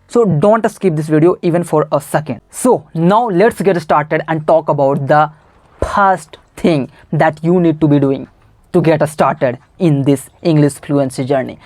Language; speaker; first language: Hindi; native; Hindi